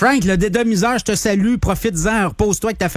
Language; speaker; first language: French; native; French